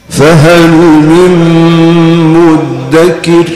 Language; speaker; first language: Arabic; native; Arabic